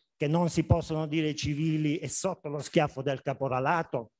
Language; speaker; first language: Italian; native; Italian